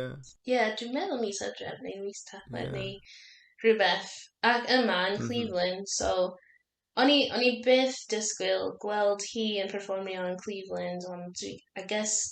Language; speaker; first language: Welsh; non-native, learner; English